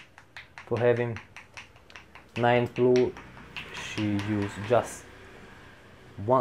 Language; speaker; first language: English; non-native, learner; Italian